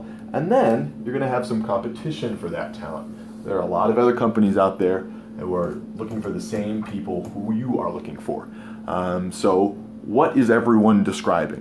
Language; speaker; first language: English; native; English